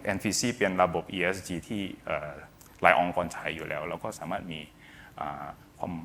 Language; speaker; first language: Thai; non-native, fluent; Indonesian